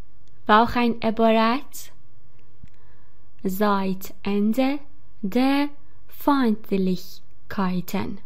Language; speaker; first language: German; non-native, fluent; Persian